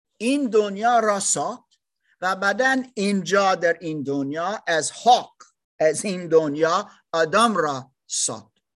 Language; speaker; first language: Persian; non-native, learner; German